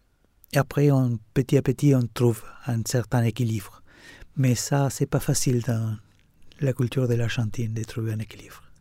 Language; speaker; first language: French; non-native, fluent; Spanish